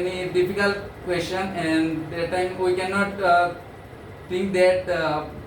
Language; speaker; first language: English; non-native, learner; Bangla